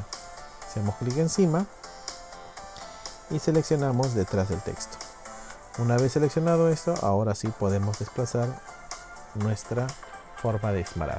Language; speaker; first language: Spanish; native; Spanish